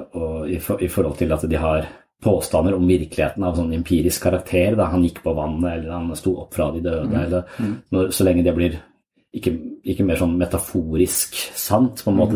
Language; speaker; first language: Norwegian; native; Norwegian